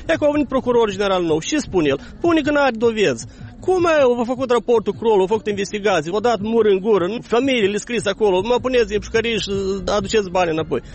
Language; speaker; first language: Romanian; native; Romanian